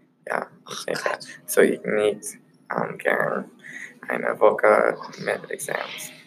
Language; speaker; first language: German; non-native, learner; English